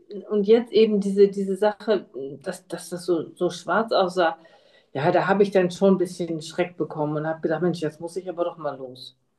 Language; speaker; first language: German; native; German